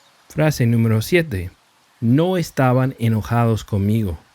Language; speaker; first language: Spanish; non-native, fluent; English